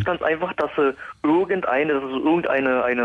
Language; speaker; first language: German; native; German